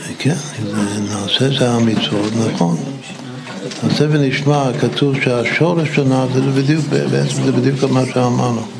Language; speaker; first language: Hebrew; non-native, fluent; English